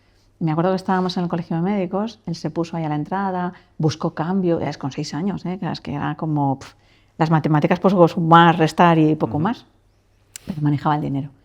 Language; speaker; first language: Spanish; native; Spanish